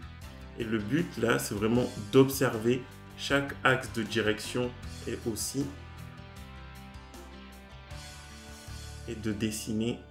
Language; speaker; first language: French; native; French